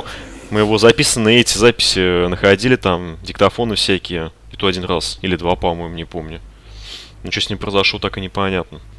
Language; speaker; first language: Russian; native; Russian